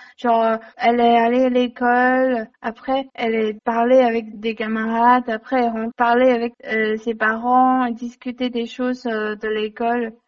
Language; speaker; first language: French; non-native, learner; Chinese